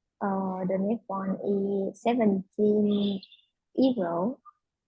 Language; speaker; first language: English; non-native, learner; Vietnamese